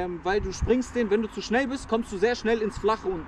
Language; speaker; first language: German; native; German